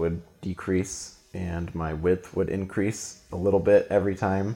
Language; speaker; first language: English; native; English